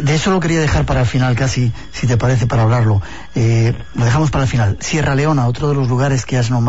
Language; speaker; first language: Spanish; native; Spanish